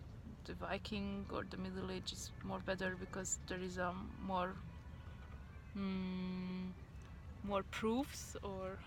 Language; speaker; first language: English; non-native, learner; Hungarian